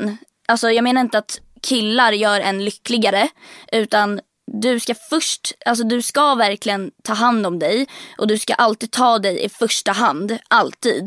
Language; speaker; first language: Swedish; native; Swedish